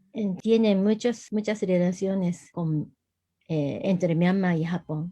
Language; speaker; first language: Spanish; non-native, learner; Japanese